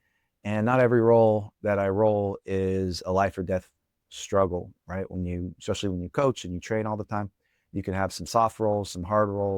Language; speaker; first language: English; native; English